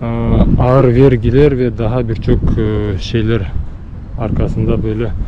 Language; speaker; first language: Turkish; non-native, learner; Bashkir